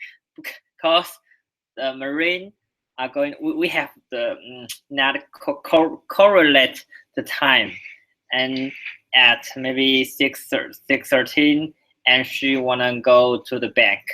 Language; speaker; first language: English; non-native, learner; Chinese